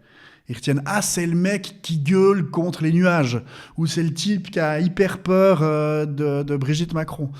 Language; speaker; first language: French; native; French